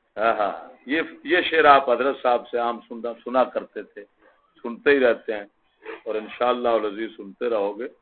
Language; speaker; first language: Urdu; native; Urdu